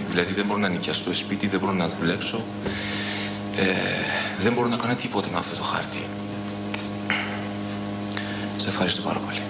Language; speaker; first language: Greek; non-native, learner; Persian